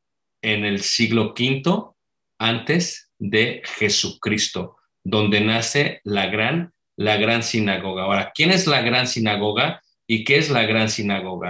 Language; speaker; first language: Spanish; native; Spanish